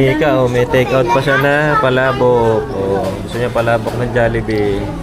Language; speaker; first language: Filipino; native; Filipino